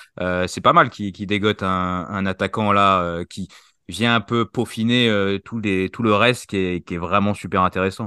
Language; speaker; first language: French; native; French